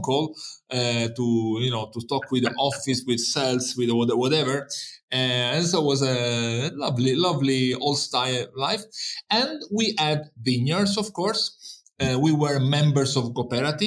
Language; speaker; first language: English; non-native, fluent; Italian